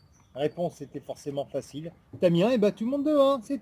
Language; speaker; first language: French; native; French